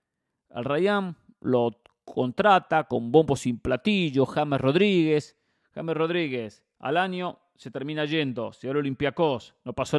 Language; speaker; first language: Spanish; native; Spanish